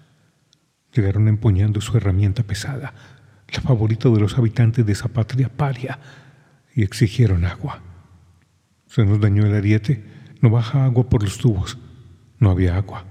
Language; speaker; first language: Spanish; native; Spanish